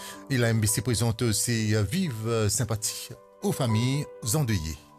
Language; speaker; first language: French; non-native, local second language; Morisyen